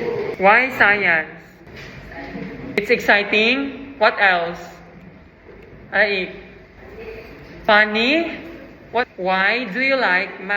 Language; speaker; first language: English; non-native, fluent; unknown